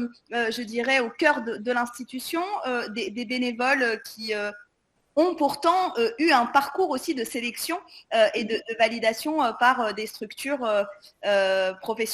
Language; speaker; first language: French; native; French